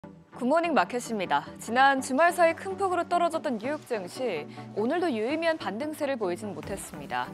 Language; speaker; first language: Korean; native; Korean